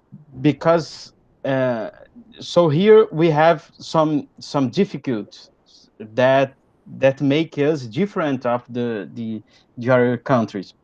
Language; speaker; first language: English; non-native, fluent; Portuguese